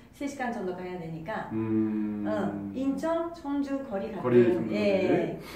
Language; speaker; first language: Korean; non-native, fluent; Japanese